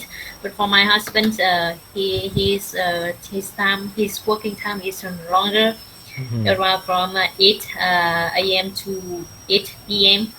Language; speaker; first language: English; non-native, learner; Vietnamese